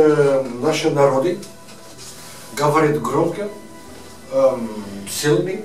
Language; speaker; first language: Russian; non-native, learner; Dutch